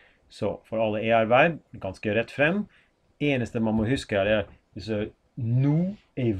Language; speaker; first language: Norwegian; non-native, fluent; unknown